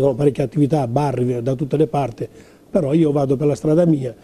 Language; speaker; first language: Italian; native; Italian